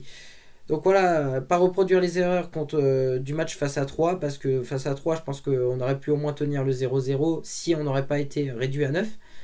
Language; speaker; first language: French; native; French